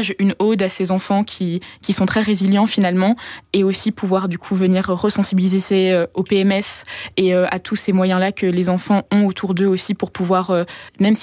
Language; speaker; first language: French; native; French